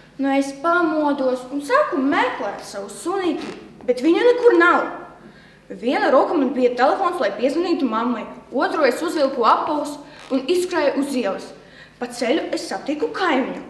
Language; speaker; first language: Latvian; non-native, local second language; Russian